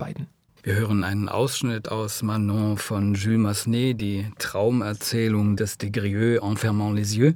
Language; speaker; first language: German; native; German